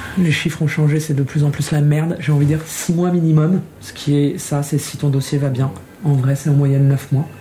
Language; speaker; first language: French; native; French